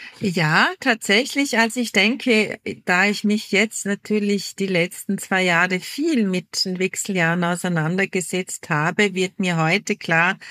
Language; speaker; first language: German; native; German